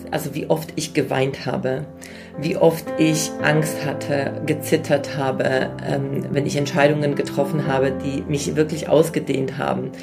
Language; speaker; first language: German; early bilingual, other home language; Polish